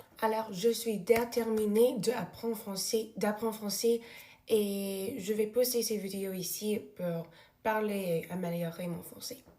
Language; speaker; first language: French; non-native, learner; English